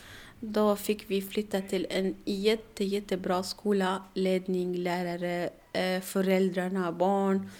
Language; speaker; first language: Swedish; non-native, learner; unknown